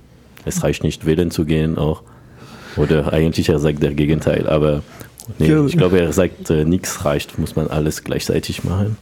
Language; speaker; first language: German; non-native, learner; French